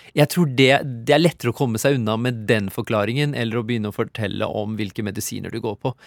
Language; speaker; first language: Norwegian; early bilingual, other home language; Urdu